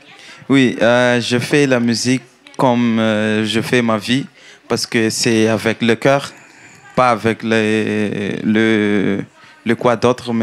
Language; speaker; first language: French; non-native, learner; Malagasy